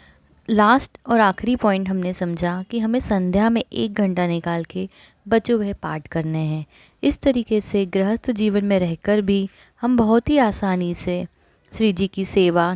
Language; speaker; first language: Hindi; native; Hindi